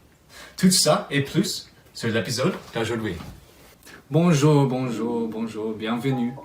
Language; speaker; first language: French; non-native, fluent; English